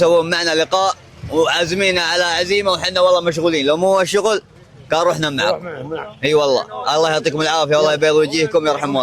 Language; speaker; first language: Arabic; native; Arabic